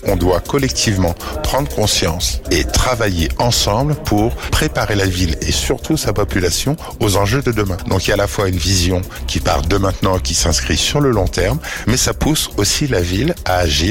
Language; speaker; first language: French; native; French